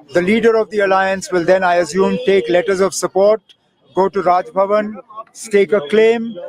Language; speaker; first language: English; non-native, local second language; Kashmiri